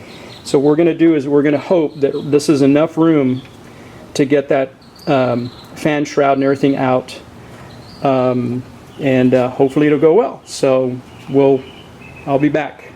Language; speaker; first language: English; native; English